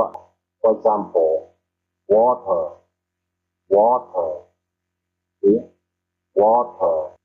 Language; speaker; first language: English; non-native, fluent; Khmer